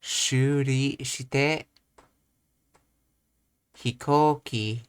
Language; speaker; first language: Japanese; non-native, learner; English